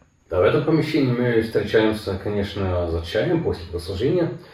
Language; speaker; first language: Russian; non-native, fluent; German